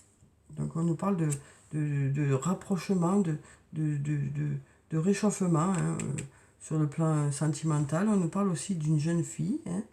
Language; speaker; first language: French; native; French